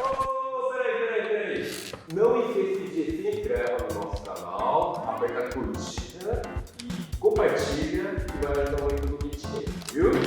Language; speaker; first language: Portuguese; non-native, fluent; Korean